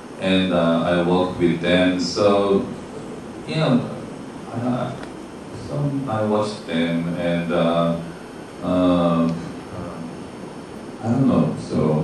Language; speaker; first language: English; non-native, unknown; Korean